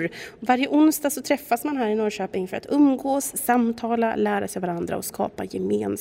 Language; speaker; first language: Swedish; native; Swedish